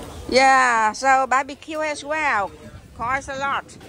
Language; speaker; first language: English; non-native, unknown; Vietnamese